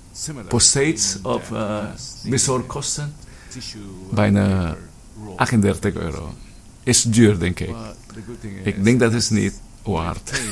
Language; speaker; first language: Dutch; non-native, learner; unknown